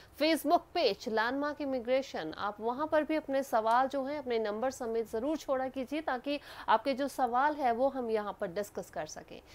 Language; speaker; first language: Hindi; non-native, local second language; Punjabi